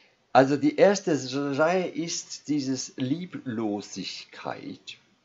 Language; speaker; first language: German; non-native, fluent; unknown